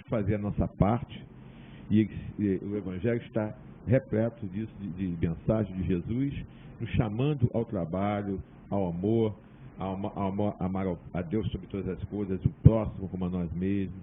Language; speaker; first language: Portuguese; native; Portuguese